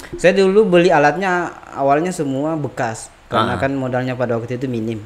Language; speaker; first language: Indonesian; native; Indonesian